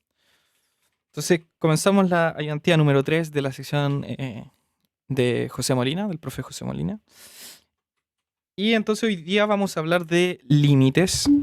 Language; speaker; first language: Spanish; native; Spanish